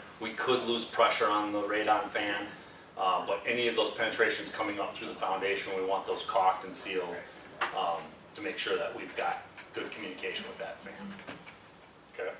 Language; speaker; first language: English; native; English